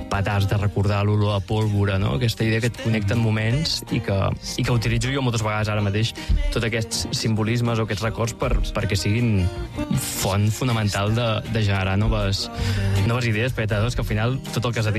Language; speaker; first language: Catalan; native; Catalan